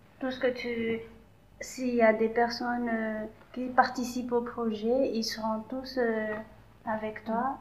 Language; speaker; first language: French; non-native, local second language; Malagasy